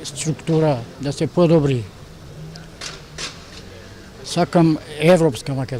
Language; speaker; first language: Macedonian; non-native, local second language; Albanian